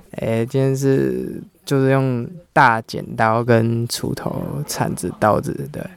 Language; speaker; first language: Chinese; native; Chinese